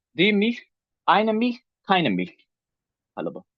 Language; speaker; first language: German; non-native, fluent; Turkish